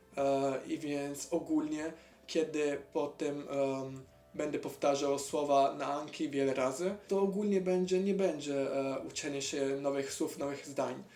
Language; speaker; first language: Polish; non-native, learner; Italian